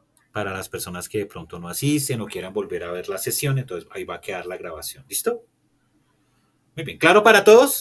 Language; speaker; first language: Spanish; native; Spanish